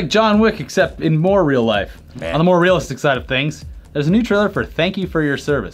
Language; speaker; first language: English; native; English